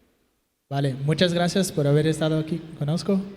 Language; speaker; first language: Spanish; non-native, fluent; Portuguese